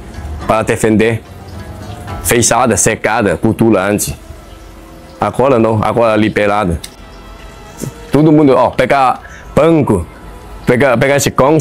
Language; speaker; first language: Portuguese; non-native, learner; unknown